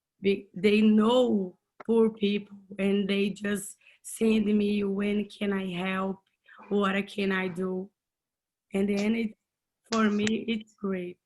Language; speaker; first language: English; non-native, learner; Portuguese